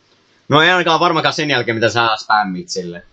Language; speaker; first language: Finnish; native; Finnish